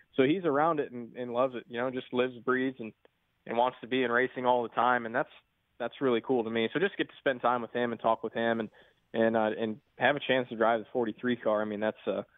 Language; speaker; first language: English; native; English